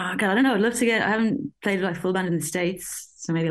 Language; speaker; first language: English; native; English